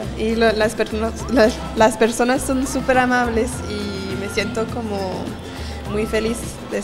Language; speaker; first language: Spanish; non-native, fluent; English